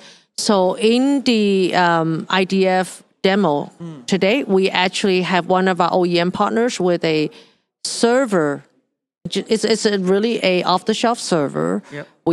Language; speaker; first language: English; non-native, local second language; Cantonese